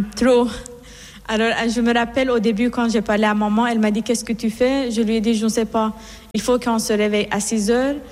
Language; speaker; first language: French; non-native, fluent; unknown